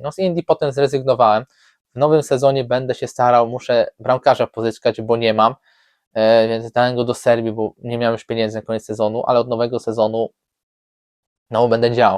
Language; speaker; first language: Polish; native; Polish